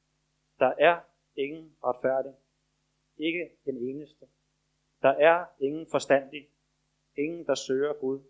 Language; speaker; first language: Danish; native; Danish